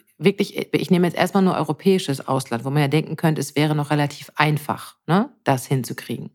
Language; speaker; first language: German; native; German